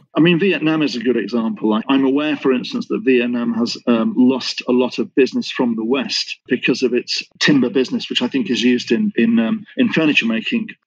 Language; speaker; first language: English; native; English